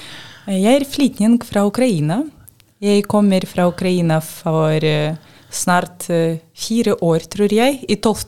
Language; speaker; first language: Norwegian; non-native, learner; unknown